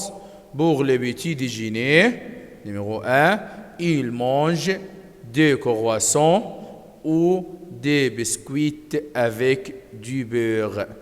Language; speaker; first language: French; non-native, fluent; Arabic